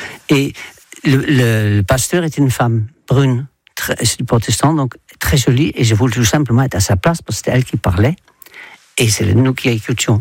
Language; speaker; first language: French; non-native, fluent; Dutch